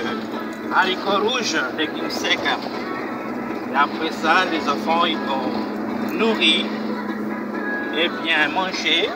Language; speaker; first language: French; non-native, local second language; Malagasy